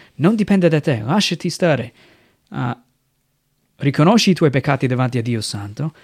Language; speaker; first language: Italian; non-native, fluent; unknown